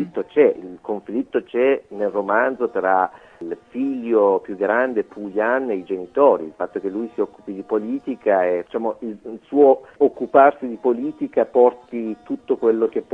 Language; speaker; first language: Italian; non-native, fluent; Persian